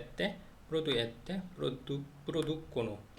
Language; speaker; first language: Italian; non-native, learner; Korean